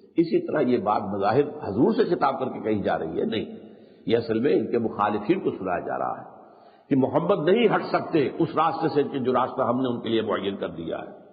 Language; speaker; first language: Urdu; native; Urdu